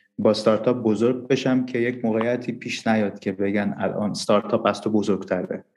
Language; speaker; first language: Persian; non-native, local second language; Armenian